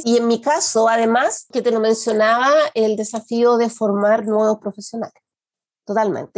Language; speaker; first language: Spanish; native; Spanish